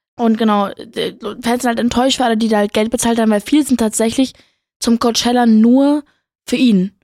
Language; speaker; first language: German; native; German